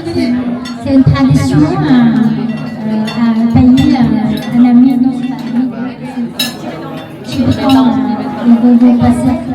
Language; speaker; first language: French; non-native, learner; Vietnamese